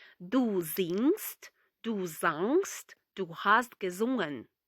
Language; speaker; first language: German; non-native, fluent; Ukrainian